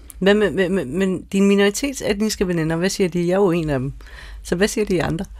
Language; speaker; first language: Danish; early bilingual, other home language; Persian